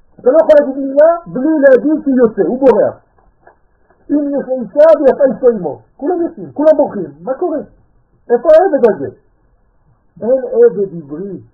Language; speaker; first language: Hebrew; non-native, fluent; French